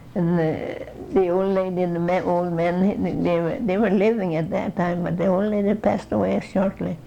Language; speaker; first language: English; non-native, fluent; Swedish